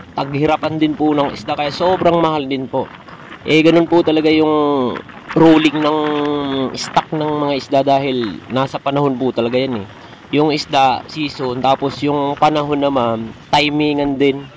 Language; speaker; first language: Filipino; non-native, local second language; Bikol